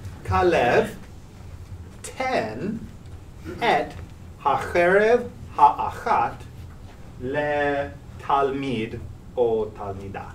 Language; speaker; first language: Hebrew; non-native, fluent; English